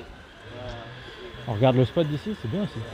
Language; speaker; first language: French; native; French